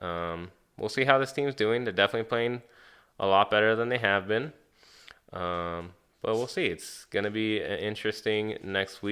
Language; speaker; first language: English; native; English